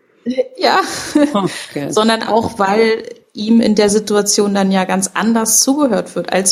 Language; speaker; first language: German; native; German